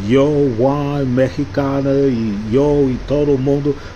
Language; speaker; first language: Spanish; non-native, learner; English